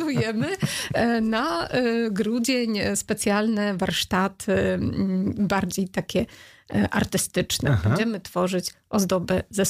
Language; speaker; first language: Polish; non-native, fluent; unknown